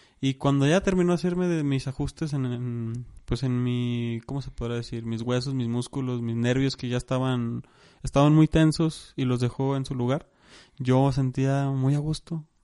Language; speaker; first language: Spanish; native; Spanish